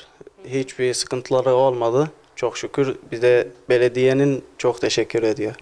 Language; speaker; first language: Turkish; non-native, learner; Arabic